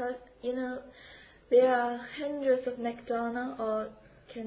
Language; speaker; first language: English; non-native, learner; Chinese